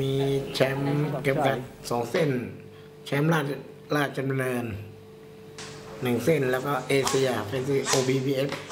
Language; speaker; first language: Thai; native; Thai